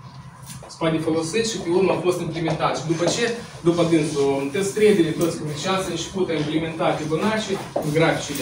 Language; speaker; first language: Romanian; non-native, local second language; Russian